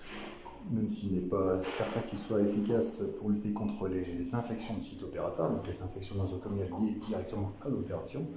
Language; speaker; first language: French; native; French